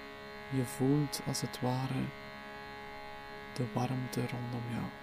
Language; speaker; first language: Dutch; native; Dutch